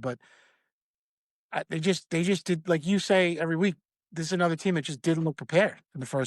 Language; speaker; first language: English; native; English